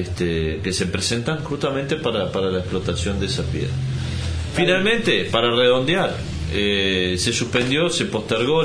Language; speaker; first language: Spanish; native; Spanish